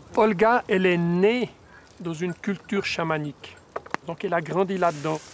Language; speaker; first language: French; native; French